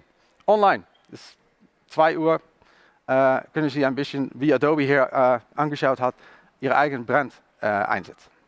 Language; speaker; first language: German; non-native, learner; Dutch